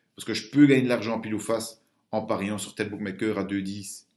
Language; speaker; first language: French; native; French